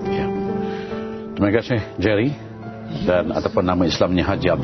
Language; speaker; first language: Malay; native; Malay